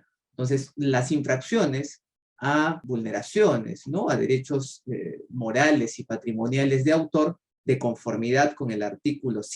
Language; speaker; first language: Spanish; native; Spanish